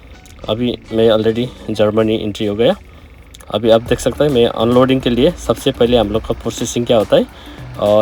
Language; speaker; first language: Hindi; non-native, learner; Nepali